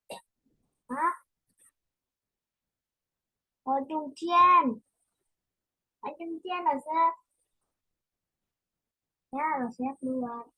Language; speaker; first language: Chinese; non-native, learner; Indonesian